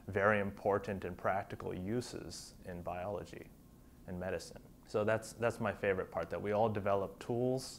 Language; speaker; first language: English; native; English